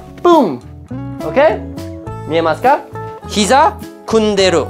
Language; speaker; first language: Japanese; non-native, fluent; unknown